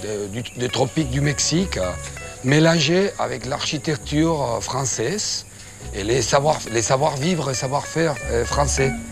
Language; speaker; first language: French; non-native, fluent; Spanish